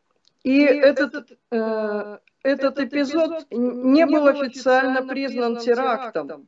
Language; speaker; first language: Russian; native; Russian